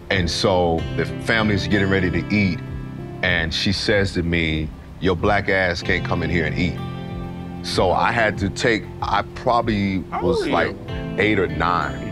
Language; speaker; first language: English; native; English